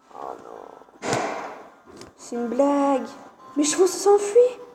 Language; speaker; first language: French; native; French